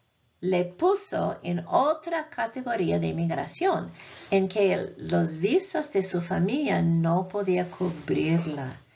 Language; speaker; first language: Spanish; non-native, fluent; English